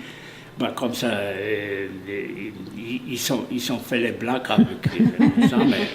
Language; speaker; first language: French; non-native, fluent; Polish